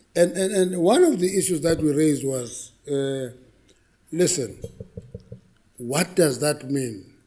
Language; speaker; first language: English; non-native, local second language; Xhosa